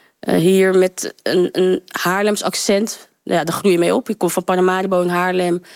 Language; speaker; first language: Dutch; early bilingual, other home language; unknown